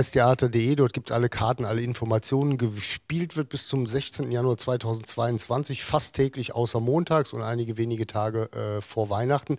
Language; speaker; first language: German; native; German